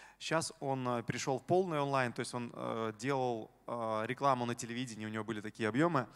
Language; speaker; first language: Russian; native; Russian